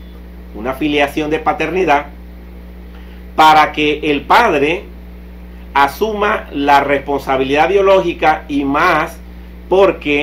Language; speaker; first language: Spanish; native; Spanish